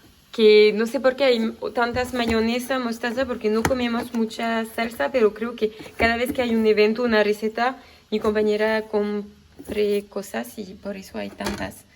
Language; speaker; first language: Spanish; non-native, fluent; French